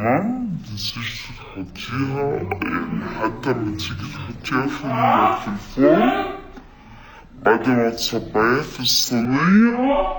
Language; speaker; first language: Arabic; native; Arabic